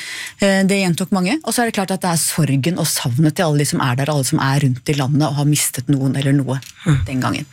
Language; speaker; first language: Norwegian; native; Norwegian